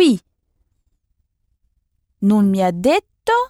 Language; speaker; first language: Italian; non-native, fluent; French